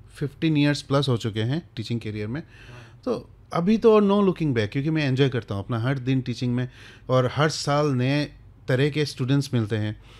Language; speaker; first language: Hindi; non-native, local second language; Bangla